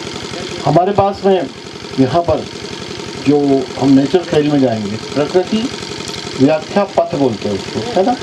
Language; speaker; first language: Hindi; native; Hindi